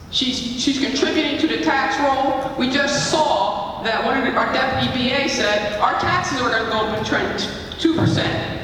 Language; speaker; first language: English; native; English